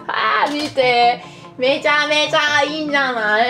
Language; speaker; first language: Japanese; non-native, fluent; Italian